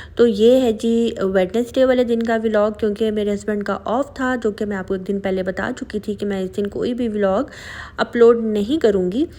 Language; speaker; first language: Urdu; native; Urdu